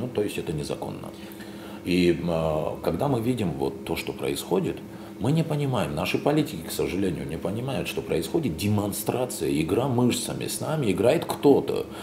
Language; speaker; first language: Russian; non-native, local second language; Georgian